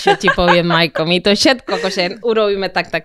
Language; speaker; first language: Slovak; non-native, fluent; Spanish